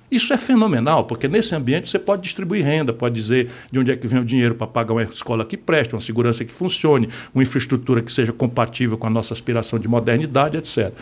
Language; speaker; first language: Portuguese; native; Portuguese